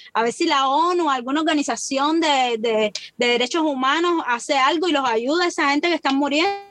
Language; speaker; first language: Spanish; native; Spanish